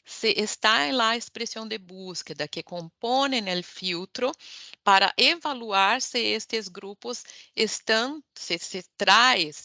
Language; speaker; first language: Spanish; non-native, fluent; Portuguese